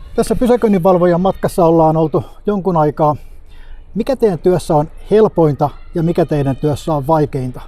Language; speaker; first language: Finnish; native; Finnish